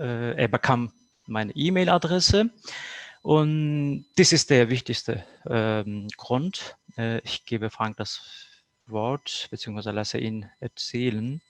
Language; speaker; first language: German; non-native, fluent; Kurdish